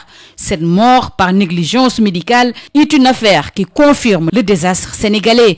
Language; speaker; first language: French; non-native, local second language; Wolof